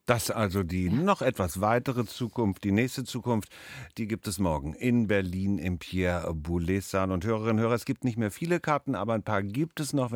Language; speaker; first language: German; native; German